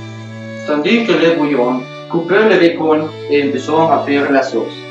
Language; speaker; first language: French; non-native, learner; Spanish